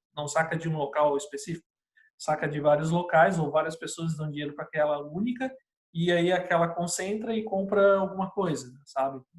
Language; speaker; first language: Portuguese; native; Portuguese